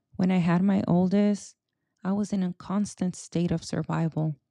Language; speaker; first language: English; early bilingual, other home language; Spanish